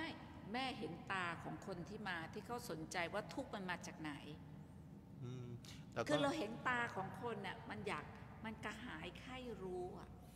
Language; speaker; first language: Thai; native; Thai